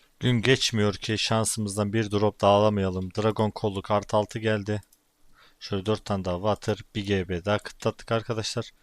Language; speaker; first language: Turkish; native; Turkish